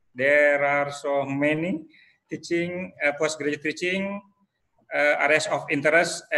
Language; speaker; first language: English; non-native, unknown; Indonesian